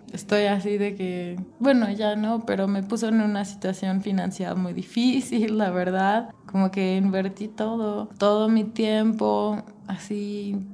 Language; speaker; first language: Spanish; non-native, fluent; English